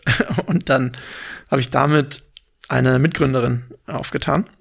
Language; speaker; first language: German; native; German